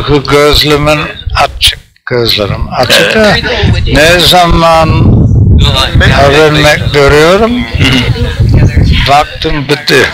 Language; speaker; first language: Turkish; non-native, learner; English